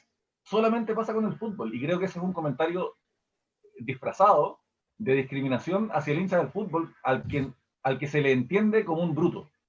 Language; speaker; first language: Spanish; native; Spanish